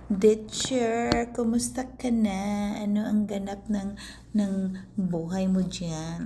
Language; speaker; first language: Filipino; non-native, local second language; Cebuano